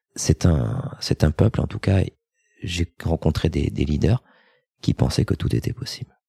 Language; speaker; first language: French; native; French